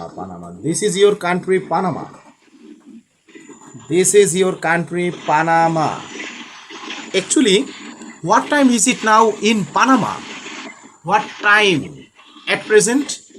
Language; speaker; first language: English; non-native, local second language; Bangla